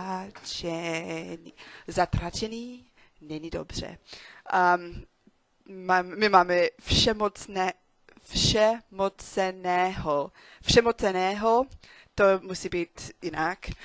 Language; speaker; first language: Czech; non-native, learner; English